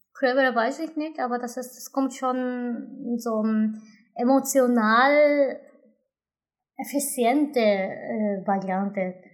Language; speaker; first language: German; non-native, learner; Japanese